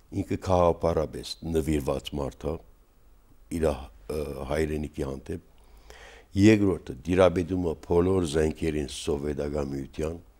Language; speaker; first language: Armenian; native; Armenian